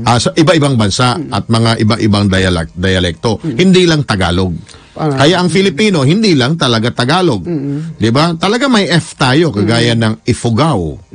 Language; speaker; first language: Filipino; non-native, local second language; Hiligaynon